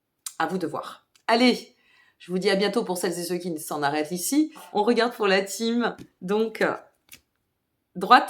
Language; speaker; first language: French; native; French